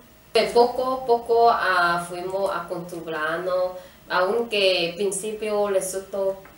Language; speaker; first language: Spanish; non-native, learner; Chinese